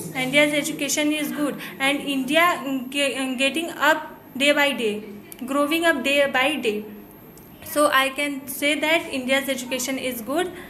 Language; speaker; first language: English; non-native, local second language; Hindi